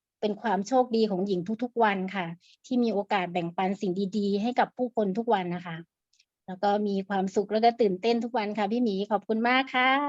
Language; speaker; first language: Thai; native; Thai